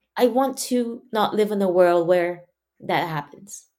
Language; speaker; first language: English; non-native, local second language; Chinese